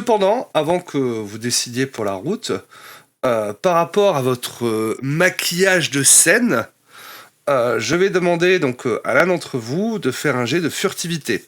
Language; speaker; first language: French; native; French